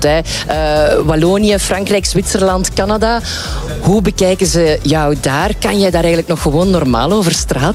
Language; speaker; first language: Dutch; native; Dutch